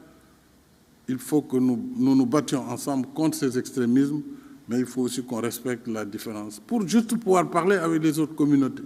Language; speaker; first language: French; non-native, local second language; Fula